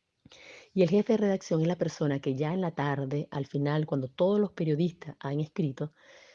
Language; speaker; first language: Spanish; native; Spanish